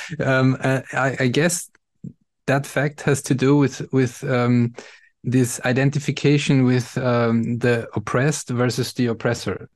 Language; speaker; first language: English; non-native, fluent; German